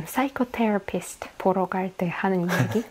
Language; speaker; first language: Korean; non-native, fluent; Russian